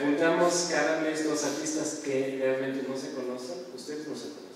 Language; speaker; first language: Spanish; non-native, fluent; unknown